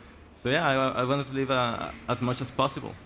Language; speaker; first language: English; non-native, fluent; Spanish